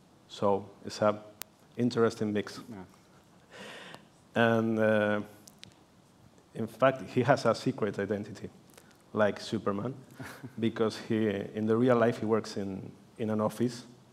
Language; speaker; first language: English; non-native, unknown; Spanish